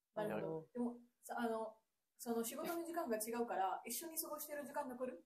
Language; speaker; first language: Japanese; non-native, fluent; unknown